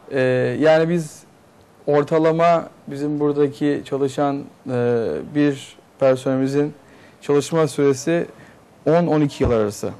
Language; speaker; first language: Turkish; native; Turkish